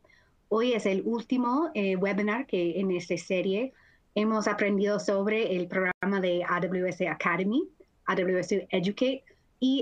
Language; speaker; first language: Spanish; non-native, fluent; English